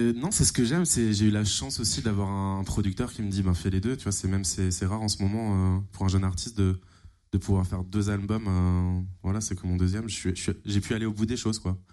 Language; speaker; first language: French; native; French